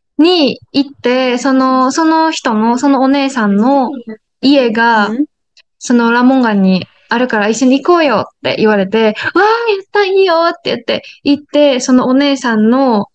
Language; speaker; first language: Japanese; native; Japanese